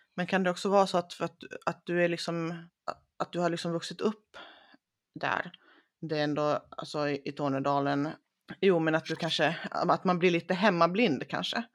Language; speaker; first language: Swedish; early bilingual, other home language; Finnish